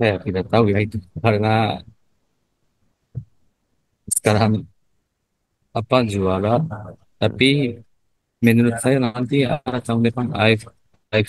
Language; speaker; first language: Indonesian; non-native, learner; Japanese